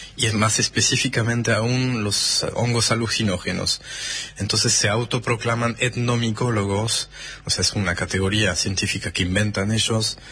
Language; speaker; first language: Spanish; non-native, fluent; French